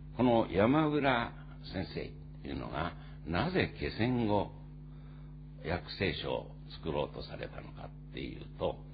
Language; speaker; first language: Japanese; native; Japanese